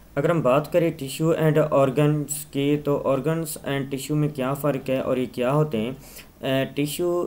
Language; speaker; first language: Urdu; non-native, local second language; Sindhi